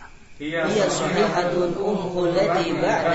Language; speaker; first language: Arabic; non-native, learner; Indonesian